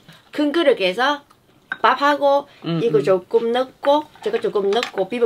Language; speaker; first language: Korean; non-native, fluent; Vietnamese